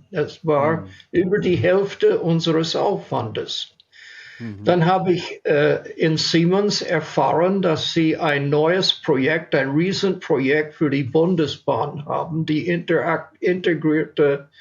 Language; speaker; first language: German; non-native, fluent; English